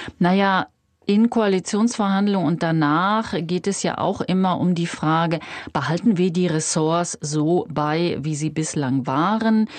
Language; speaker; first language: German; native; German